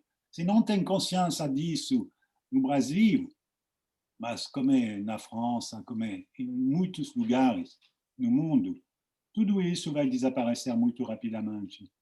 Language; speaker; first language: Portuguese; non-native, fluent; French